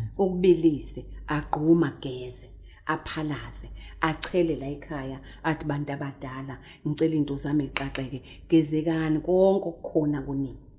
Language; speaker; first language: Zulu; native; Zulu